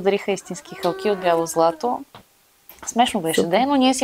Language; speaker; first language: Bulgarian; native; Bulgarian